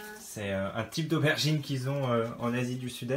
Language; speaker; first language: French; native; French